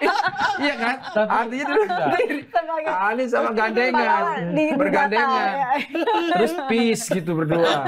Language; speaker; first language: Indonesian; native; Indonesian